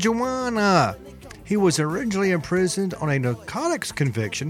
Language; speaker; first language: English; native; English